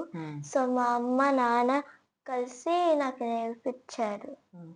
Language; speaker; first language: Telugu; early bilingual, heritage; Telugu